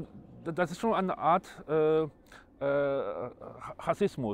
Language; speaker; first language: German; non-native, fluent; Chinese